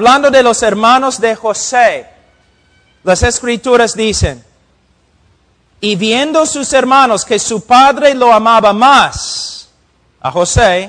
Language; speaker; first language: Spanish; non-native, fluent; English